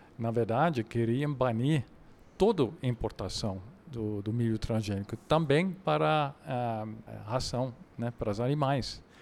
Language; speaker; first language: Portuguese; non-native, fluent; Dutch